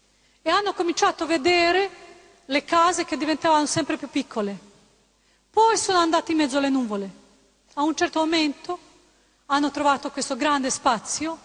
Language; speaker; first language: Italian; non-native, fluent; Croatian